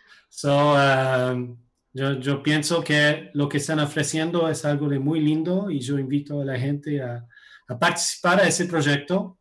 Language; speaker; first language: Spanish; non-native, fluent; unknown